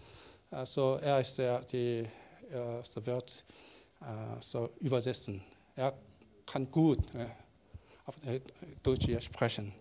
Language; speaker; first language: German; non-native, learner; Korean